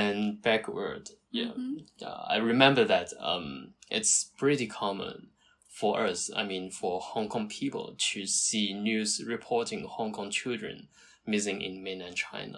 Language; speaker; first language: English; non-native, local second language; Cantonese